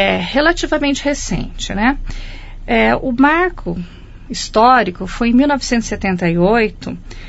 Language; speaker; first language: Portuguese; native; Portuguese